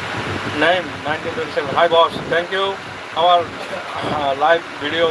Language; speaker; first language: English; non-native, learner; Bangla